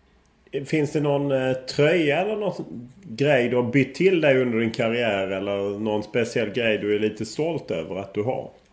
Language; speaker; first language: Swedish; native; Swedish